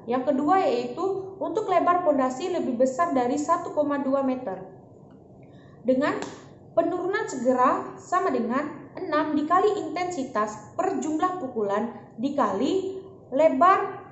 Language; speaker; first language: Indonesian; native; Indonesian